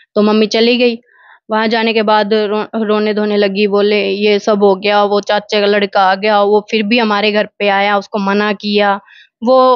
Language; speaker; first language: Hindi; non-native, local second language; Haryanvi